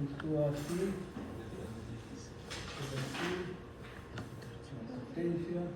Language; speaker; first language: Spanish; native; Spanish